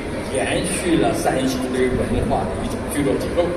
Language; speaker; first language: Chinese; native; Chinese